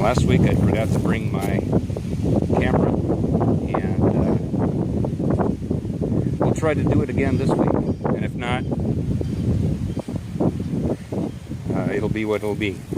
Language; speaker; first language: English; native; English